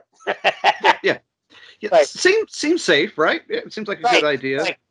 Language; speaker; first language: English; native; English